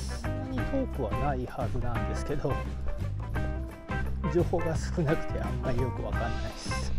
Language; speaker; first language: Japanese; native; Japanese